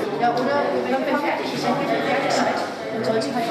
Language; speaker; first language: German; native; German